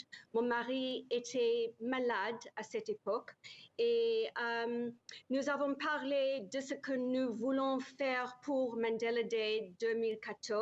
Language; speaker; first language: French; non-native, learner; English